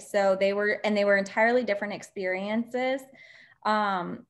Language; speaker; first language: English; native; English